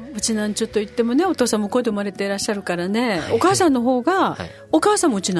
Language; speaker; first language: Japanese; native; Japanese